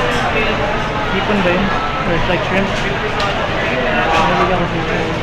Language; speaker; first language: Filipino; early bilingual, heritage; Filipino